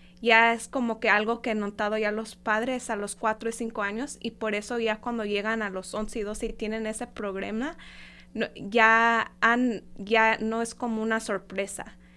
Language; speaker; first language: Spanish; non-native, fluent; English